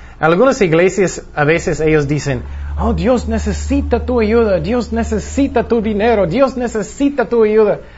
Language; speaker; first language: Spanish; non-native, fluent; English